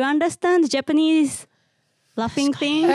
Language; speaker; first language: English; non-native, learner; Japanese